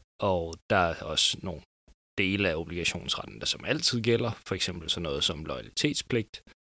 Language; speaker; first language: Danish; native; Danish